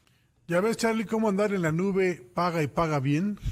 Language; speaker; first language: Spanish; native; Spanish